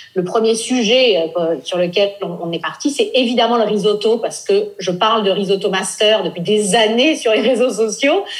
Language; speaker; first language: French; native; French